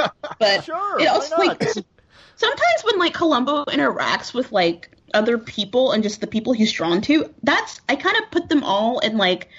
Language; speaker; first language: English; native; English